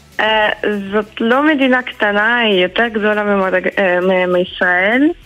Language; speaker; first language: Hebrew; early bilingual, heritage; Hebrew